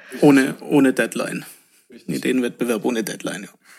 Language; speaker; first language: German; native; German